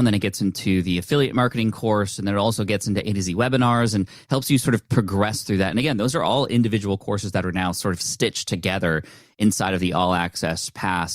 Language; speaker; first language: English; native; English